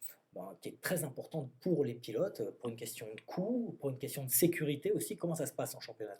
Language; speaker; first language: French; native; French